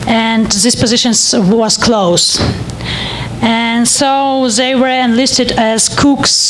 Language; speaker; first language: English; non-native, learner; Ukrainian